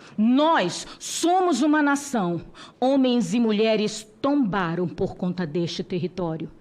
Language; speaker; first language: Portuguese; non-native, local second language; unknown